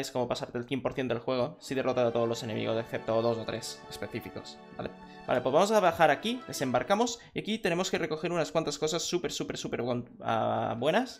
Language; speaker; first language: Spanish; native; Spanish